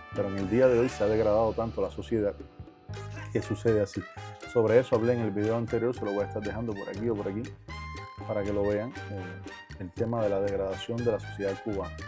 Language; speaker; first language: Spanish; native; Spanish